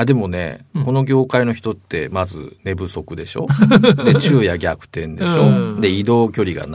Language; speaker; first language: Japanese; native; Japanese